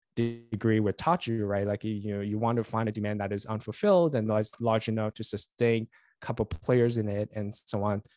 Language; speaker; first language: English; non-native, fluent; Chinese